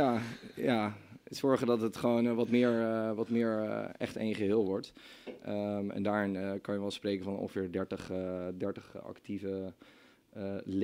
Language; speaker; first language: Dutch; native; Dutch